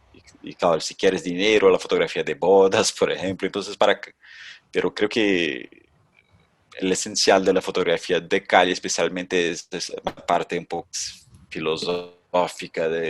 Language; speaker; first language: Spanish; non-native, fluent; Portuguese